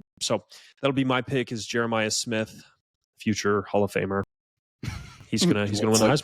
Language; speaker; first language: English; native; English